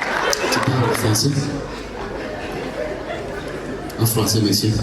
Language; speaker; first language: French; non-native, local second language; Kinyarwanda